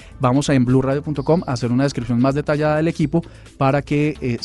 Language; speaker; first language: Spanish; native; Spanish